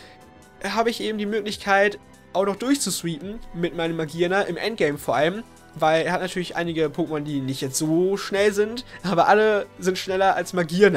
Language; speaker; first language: German; native; German